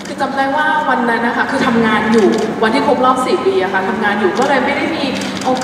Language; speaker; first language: Thai; native; Thai